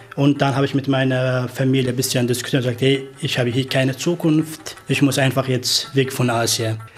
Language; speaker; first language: German; non-native, fluent; Arabic